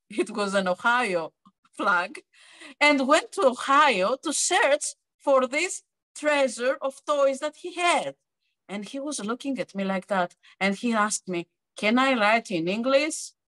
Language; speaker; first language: English; non-native, fluent; Greek